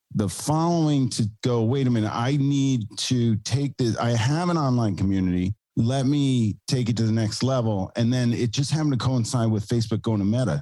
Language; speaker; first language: English; native; English